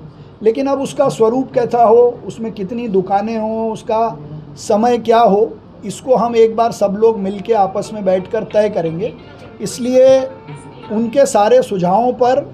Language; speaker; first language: Hindi; native; Hindi